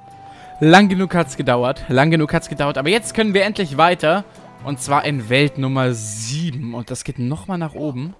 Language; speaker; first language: German; native; German